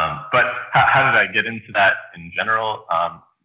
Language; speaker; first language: English; native; English